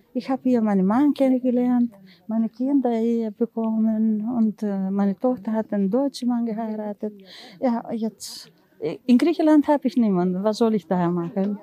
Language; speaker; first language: German; non-native, learner; Greek